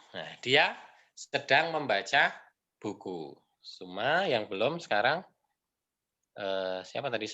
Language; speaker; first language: Indonesian; native; Indonesian